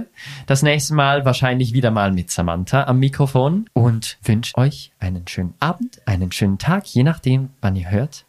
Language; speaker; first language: German; native; German